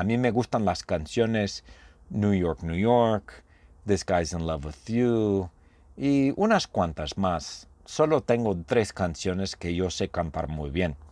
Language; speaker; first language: Spanish; non-native, fluent; English